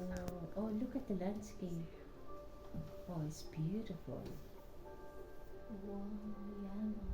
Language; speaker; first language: English; non-native, local second language; Filipino